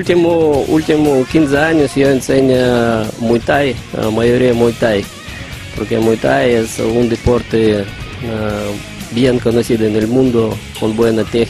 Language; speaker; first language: Spanish; non-native, learner; Russian